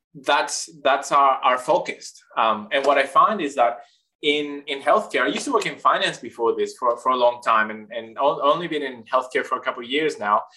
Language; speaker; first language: English; non-native, fluent; Spanish